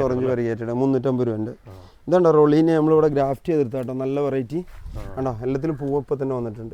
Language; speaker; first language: Malayalam; native; Malayalam